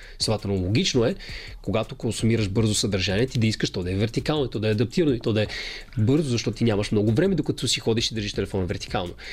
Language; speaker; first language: Bulgarian; native; Bulgarian